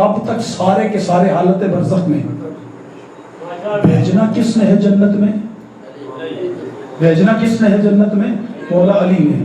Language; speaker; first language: Urdu; native; Urdu